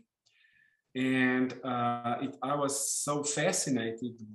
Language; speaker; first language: English; non-native, fluent; Slovenian